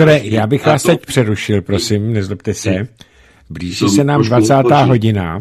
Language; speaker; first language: Czech; native; Czech